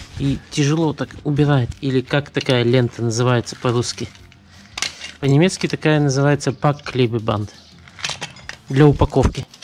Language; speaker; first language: Russian; early bilingual, heritage; Russian